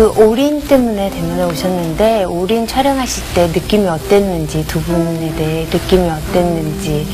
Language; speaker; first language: Korean; non-native, fluent; Chinese